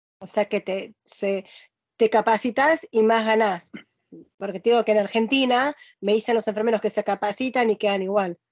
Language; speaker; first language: Spanish; native; Spanish